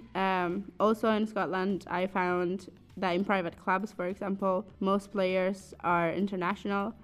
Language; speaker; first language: English; non-native, fluent; Italian